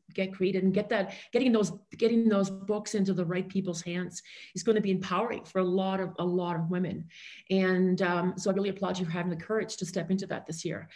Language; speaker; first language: English; non-native, fluent; German